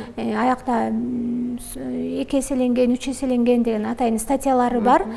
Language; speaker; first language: Kyrgyz; native; Kyrgyz